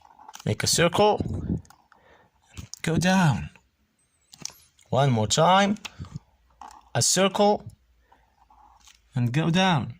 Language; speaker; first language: English; non-native, fluent; Arabic